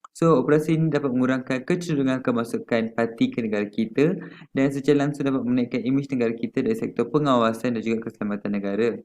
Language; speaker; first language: Malay; non-native, local second language; Tamil